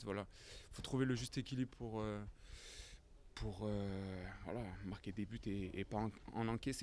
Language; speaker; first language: French; native; French